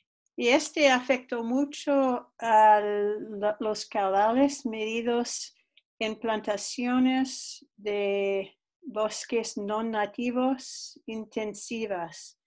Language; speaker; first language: Spanish; non-native, fluent; English